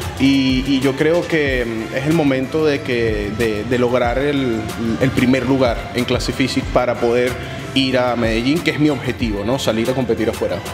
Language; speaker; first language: Spanish; native; Spanish